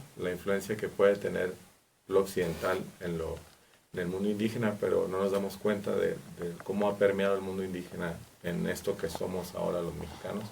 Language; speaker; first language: Spanish; native; Spanish